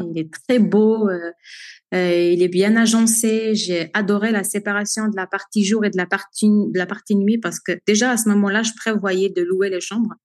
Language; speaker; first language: French; non-native, local second language; Arabic